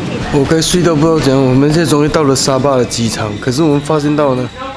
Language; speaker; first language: Chinese; native; Chinese